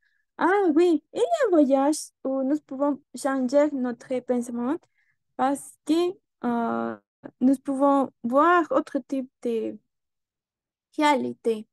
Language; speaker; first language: French; non-native, learner; Spanish